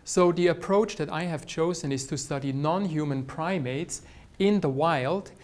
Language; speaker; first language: English; non-native, fluent; Swiss German